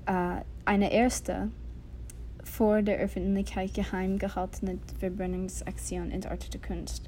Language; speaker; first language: German; non-native, learner; English